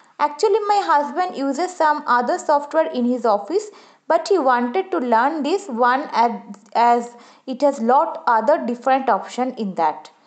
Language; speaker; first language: English; non-native, local second language; Bangla